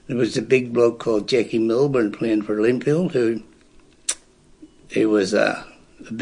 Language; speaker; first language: English; native; English